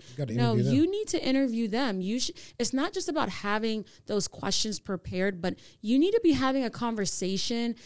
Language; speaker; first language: English; native; English